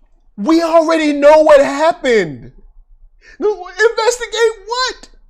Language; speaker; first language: English; native; English